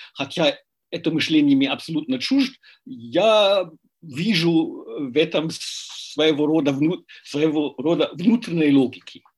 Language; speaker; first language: Russian; non-native, fluent; German